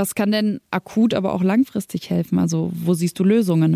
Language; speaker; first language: German; native; German